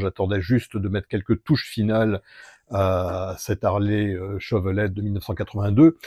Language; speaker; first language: French; native; French